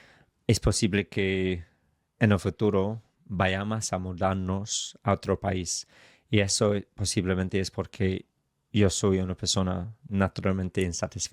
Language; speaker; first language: Spanish; non-native, fluent; English